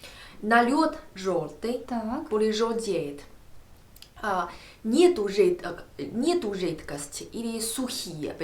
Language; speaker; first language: Russian; non-native, learner; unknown